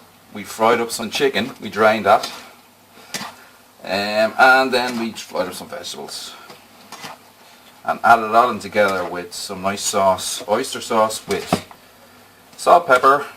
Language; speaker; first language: English; native; English